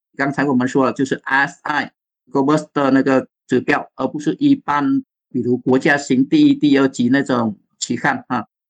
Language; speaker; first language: Chinese; non-native, fluent; Vietnamese